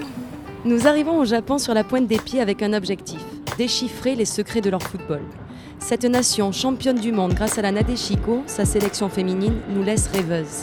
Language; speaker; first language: French; native; French